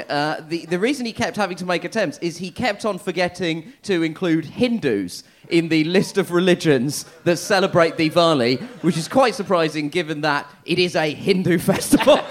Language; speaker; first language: English; native; English